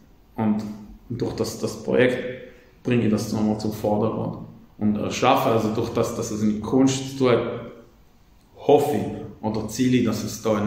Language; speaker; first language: German; non-native, fluent; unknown